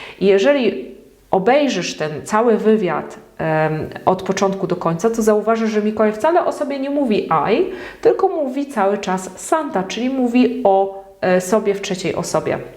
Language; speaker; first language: Polish; native; Polish